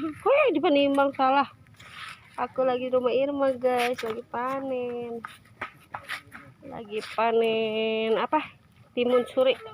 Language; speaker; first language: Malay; non-native, local second language; Sundanese